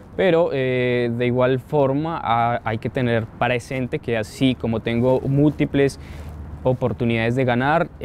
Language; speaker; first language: Spanish; native; Spanish